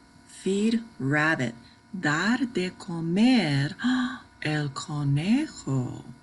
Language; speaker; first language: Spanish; non-native, fluent; English